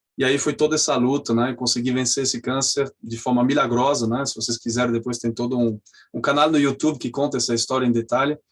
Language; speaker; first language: Portuguese; non-native, fluent; French